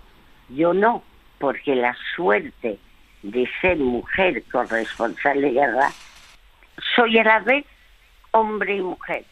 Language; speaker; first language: Spanish; early bilingual, other home language; French